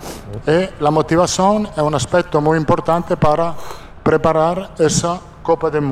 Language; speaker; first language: Portuguese; non-native, fluent; Italian